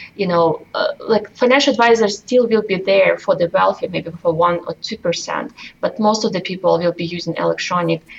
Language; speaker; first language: English; non-native, fluent; Russian